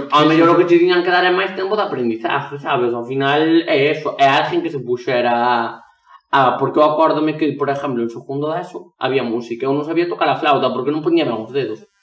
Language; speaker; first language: Galician; non-native, local second language; Spanish